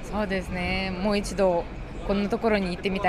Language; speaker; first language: Japanese; non-native, learner; Lithuanian